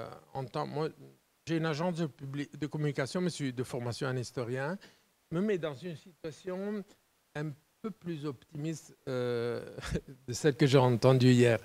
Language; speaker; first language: French; non-native, fluent; Italian